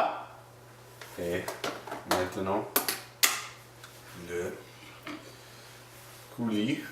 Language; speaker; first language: French; non-native, learner; English